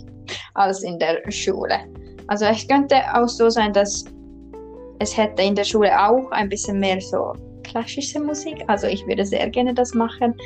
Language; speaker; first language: German; non-native, learner; Finnish